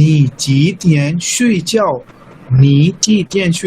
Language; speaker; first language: Chinese; non-native, fluent; Urdu